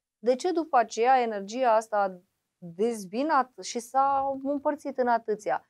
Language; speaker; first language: Romanian; native; Romanian